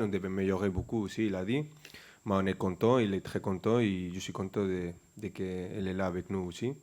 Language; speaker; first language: French; non-native, fluent; Spanish